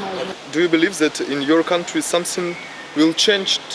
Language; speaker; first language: English; non-native, learner; German